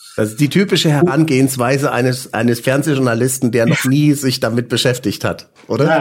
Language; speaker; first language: German; native; German